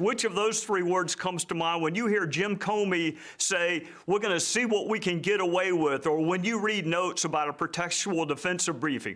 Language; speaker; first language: English; native; English